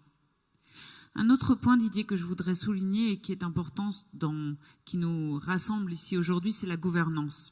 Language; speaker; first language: French; native; French